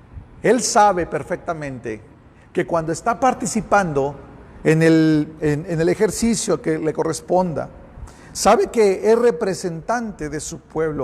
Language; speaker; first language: Spanish; native; Spanish